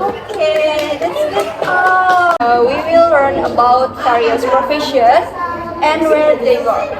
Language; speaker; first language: English; non-native, learner; Indonesian